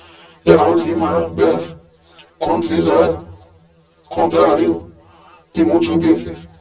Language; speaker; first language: Spanish; non-native, learner; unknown